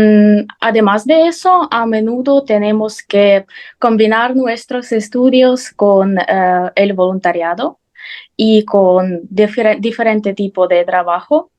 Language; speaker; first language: Spanish; non-native, fluent; Ukrainian